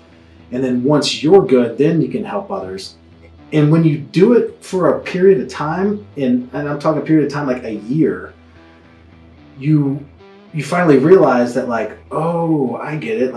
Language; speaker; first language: English; native; English